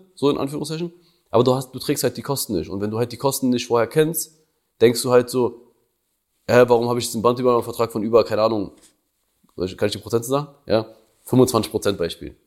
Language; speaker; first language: German; early bilingual, other home language; Albanian